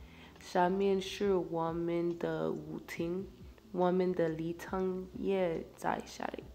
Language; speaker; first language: Chinese; non-native, learner; English